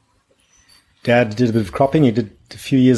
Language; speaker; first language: English; non-native, local second language; German